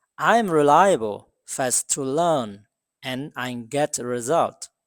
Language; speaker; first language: English; non-native, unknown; Burmese